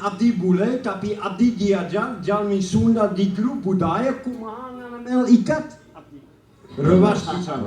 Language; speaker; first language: Sundanese; non-native, learner; Dutch